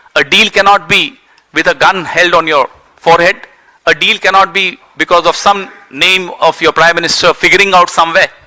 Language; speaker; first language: English; non-native, local second language; Hindi